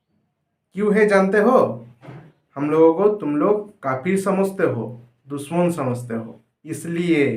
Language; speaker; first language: Hindi; non-native, local second language; Bangla